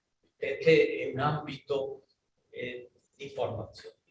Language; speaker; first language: Italian; non-native, learner; Spanish